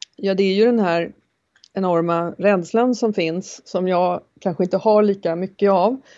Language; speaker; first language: Swedish; native; Swedish